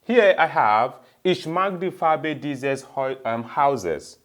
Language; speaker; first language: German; non-native, fluent; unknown